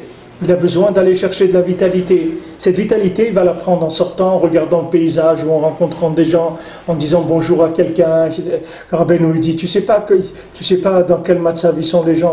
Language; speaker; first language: French; native; French